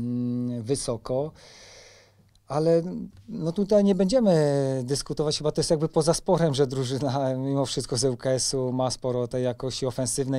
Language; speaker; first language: Polish; native; Polish